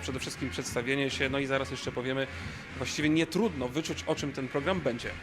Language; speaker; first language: Polish; native; Polish